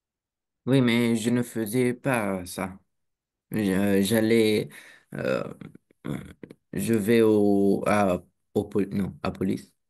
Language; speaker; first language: French; non-native, learner; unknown